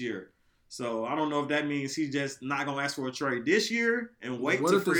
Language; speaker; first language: English; native; English